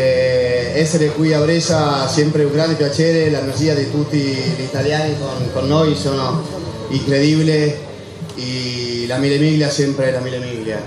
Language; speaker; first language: Italian; non-native, fluent; Spanish